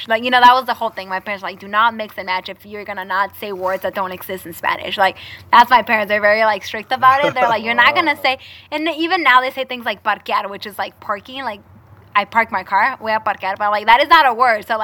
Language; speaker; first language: English; non-native, fluent; Spanish